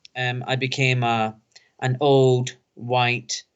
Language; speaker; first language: English; native; English